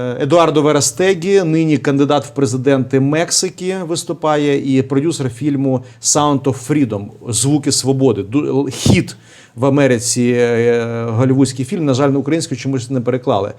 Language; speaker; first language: Ukrainian; native; Ukrainian